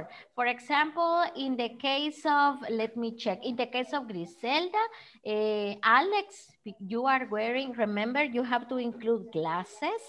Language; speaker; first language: English; non-native, fluent; Spanish